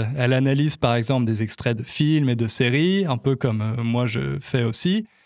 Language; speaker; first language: French; native; French